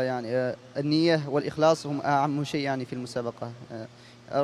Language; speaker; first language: Arabic; non-native, fluent; Russian